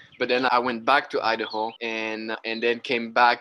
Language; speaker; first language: English; non-native, fluent; French